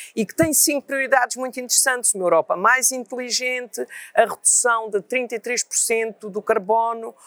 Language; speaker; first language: Portuguese; native; Portuguese